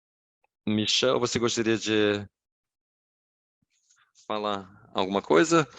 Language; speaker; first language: Portuguese; non-native, fluent; English